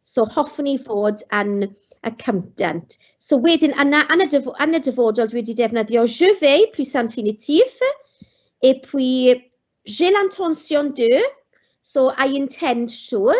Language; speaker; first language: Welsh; non-native, local second language; English